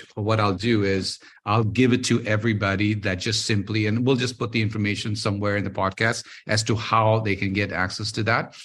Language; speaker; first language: English; non-native, local second language; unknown